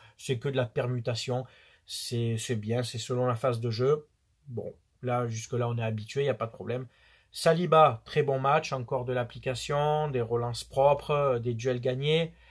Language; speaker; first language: French; native; French